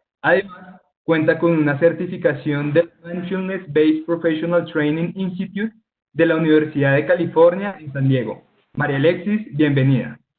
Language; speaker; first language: Spanish; native; Spanish